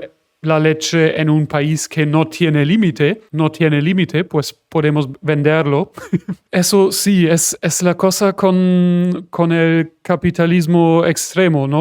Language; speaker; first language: Spanish; non-native, fluent; German